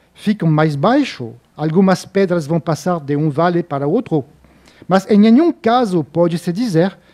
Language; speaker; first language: Portuguese; non-native, fluent; French